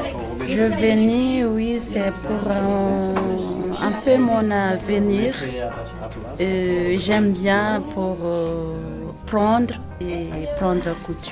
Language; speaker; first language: French; non-native, learner; Malagasy